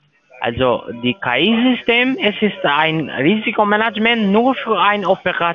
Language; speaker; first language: German; non-native, learner; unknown